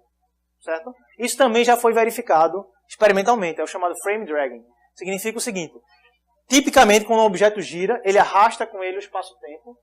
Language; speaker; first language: Portuguese; native; Portuguese